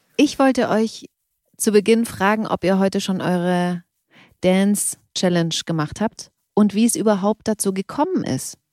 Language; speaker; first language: German; native; German